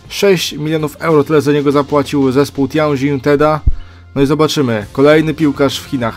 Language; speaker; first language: Polish; native; Polish